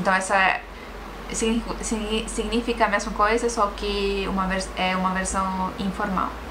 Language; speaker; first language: Portuguese; non-native, fluent; Estonian